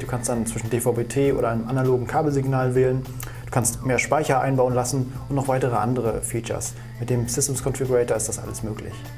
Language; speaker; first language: German; native; German